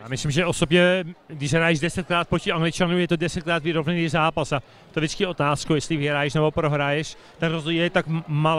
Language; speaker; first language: Czech; early bilingual, heritage; Czech